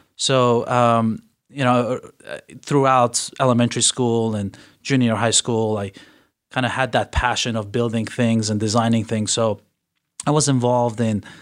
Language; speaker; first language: English; early bilingual, other home language; Persian